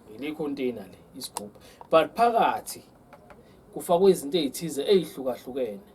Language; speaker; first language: Zulu; native; Zulu